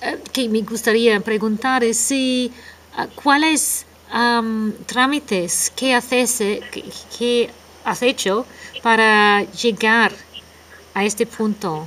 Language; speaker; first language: Spanish; non-native, fluent; English